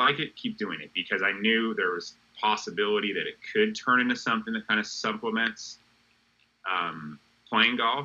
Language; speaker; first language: English; native; English